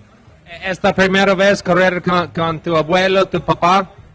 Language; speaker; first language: Spanish; non-native, learner; English